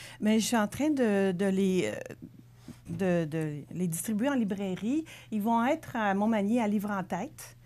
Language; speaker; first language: French; native; French